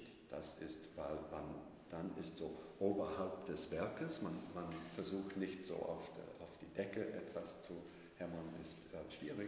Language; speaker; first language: German; non-native, fluent; English